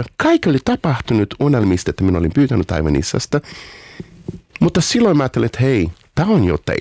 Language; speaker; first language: Finnish; non-native, fluent; Portuguese